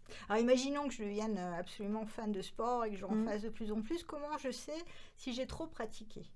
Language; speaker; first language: French; native; French